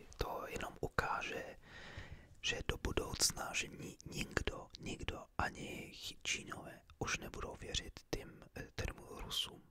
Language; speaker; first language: Czech; early bilingual, heritage; English